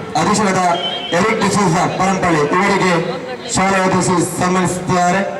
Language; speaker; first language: Kannada; non-native, local second language; Konkani